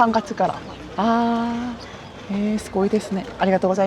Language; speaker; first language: Japanese; non-native, learner; Korean